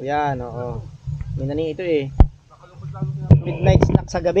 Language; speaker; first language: Filipino; native; Filipino